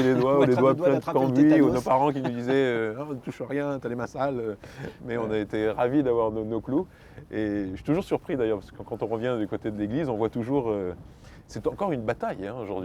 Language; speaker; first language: French; native; French